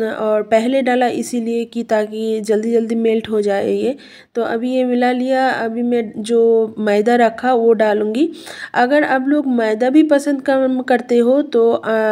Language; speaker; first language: Hindi; non-native, local second language; Bangla